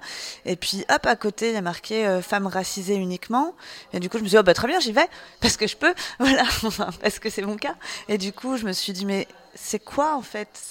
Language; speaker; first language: French; native; French